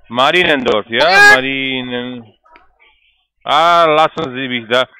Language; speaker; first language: German; non-native, learner; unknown